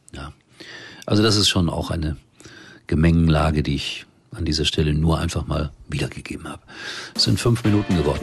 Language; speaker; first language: German; native; German